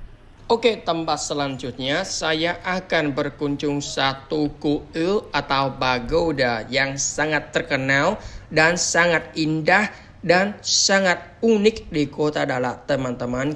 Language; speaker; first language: Indonesian; non-native, learner; Vietnamese